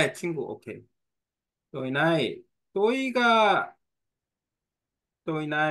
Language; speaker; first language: Vietnamese; non-native, learner; Korean